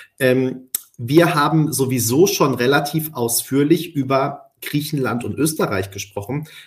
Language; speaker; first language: German; early bilingual, other home language; Spanish